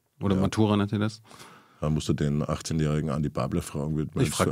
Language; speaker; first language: German; native; German